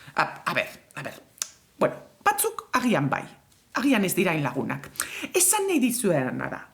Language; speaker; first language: Basque; native; Basque